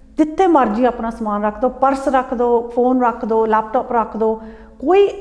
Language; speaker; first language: Punjabi; early bilingual, heritage; Punjabi